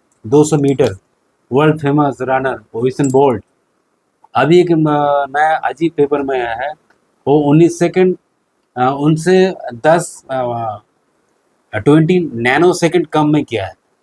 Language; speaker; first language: Hindi; non-native, local second language; Bangla